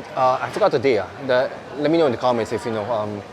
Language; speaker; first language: English; non-native, fluent; Japanese